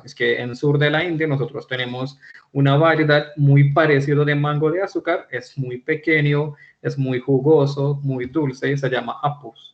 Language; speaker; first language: Spanish; non-native, fluent; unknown